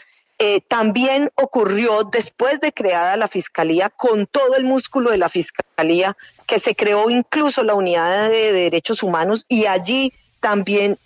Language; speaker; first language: Spanish; native; Spanish